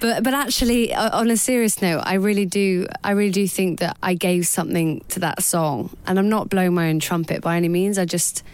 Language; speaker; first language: English; native; English